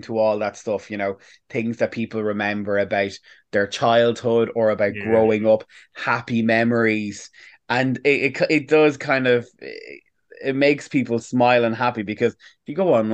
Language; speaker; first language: English; native; English